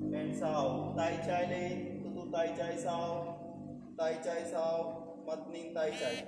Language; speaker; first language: Vietnamese; non-native, learner; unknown